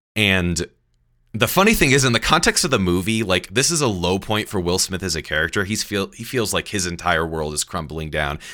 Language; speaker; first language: English; native; English